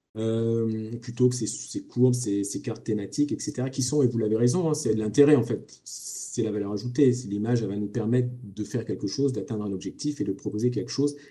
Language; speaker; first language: French; native; French